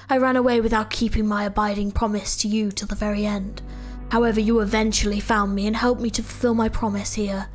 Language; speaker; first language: English; native; English